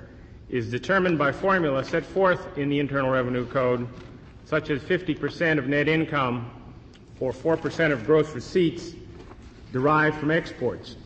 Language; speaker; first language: English; native; English